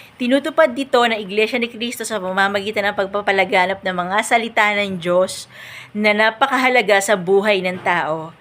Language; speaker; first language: Filipino; native; Filipino